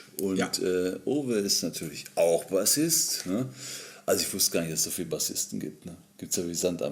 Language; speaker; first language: German; native; German